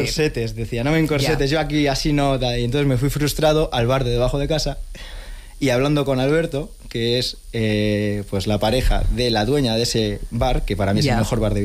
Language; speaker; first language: Spanish; native; Spanish